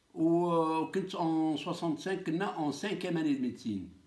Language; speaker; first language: French; non-native, local second language; Arabic